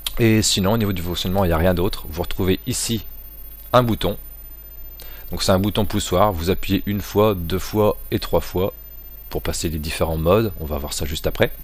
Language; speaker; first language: French; native; French